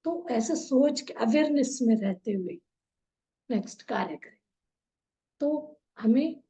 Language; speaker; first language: Hindi; non-native, local second language; Kannada